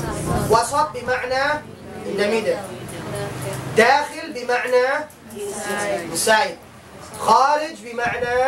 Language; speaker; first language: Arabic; non-native, fluent; Tausug